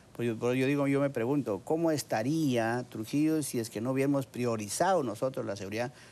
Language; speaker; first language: Spanish; native; Spanish